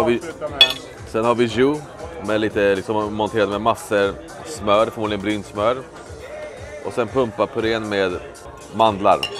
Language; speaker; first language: Swedish; native; Swedish